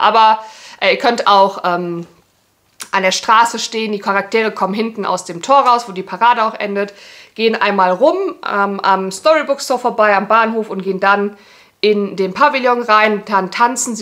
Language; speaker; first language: German; native; German